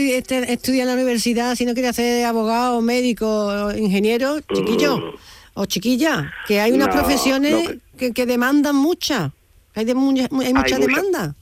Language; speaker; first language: Spanish; native; Spanish